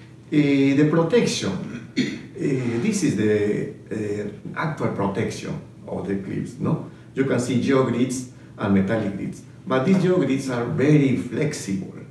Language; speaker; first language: English; non-native, fluent; Spanish